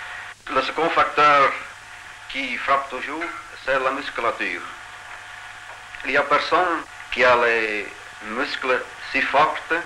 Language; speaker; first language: French; non-native, local second language; Dutch